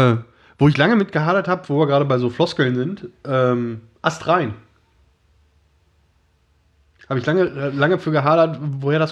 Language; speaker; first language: German; native; German